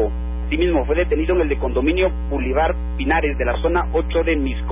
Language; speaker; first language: Spanish; native; Spanish